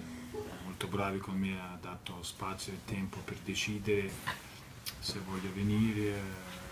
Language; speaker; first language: Italian; non-native, fluent; Lithuanian